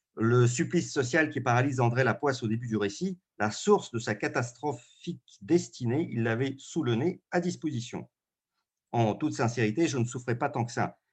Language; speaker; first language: French; early bilingual, other home language; Russian